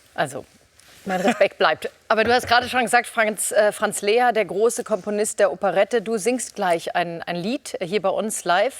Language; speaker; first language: German; native; German